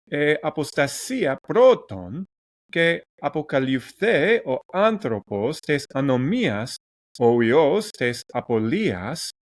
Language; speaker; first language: Greek; non-native, learner; English